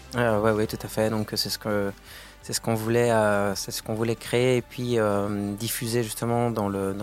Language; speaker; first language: French; native; French